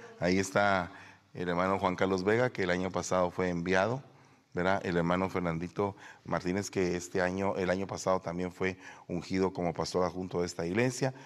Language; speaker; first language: Spanish; native; Spanish